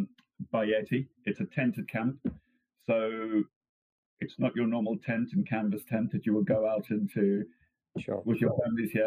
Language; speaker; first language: English; native; English